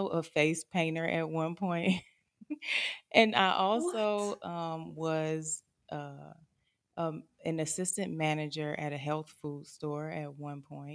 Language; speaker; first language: English; native; English